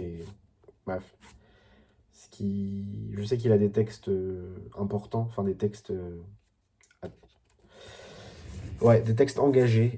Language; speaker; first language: French; native; French